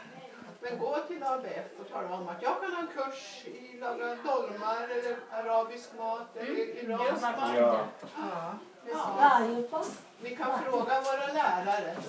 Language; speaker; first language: Swedish; non-native, learner; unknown